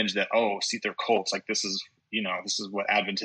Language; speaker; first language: English; native; English